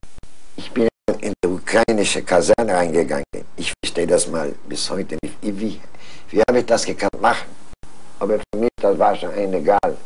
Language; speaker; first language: German; non-native, fluent; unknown